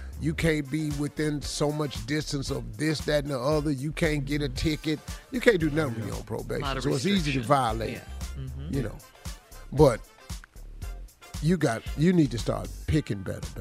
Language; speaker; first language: English; native; English